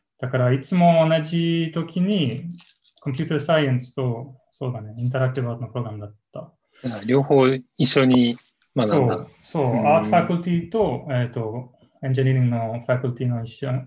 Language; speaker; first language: Japanese; non-native, learner; English